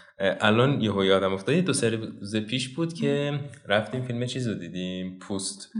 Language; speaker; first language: Persian; non-native, local second language; Azerbaijani